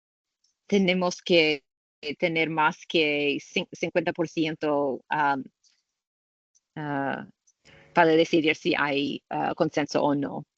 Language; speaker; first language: Spanish; non-native, learner; English